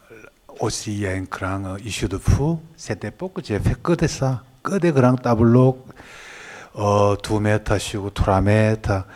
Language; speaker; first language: French; non-native, learner; Korean